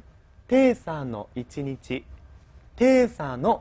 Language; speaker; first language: Japanese; non-native, fluent; Chinese